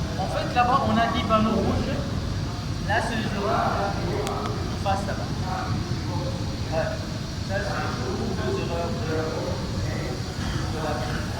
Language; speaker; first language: French; non-native, learner; Arabic